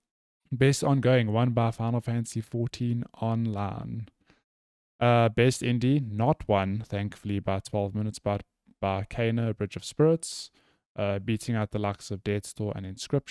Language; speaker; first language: English; native; English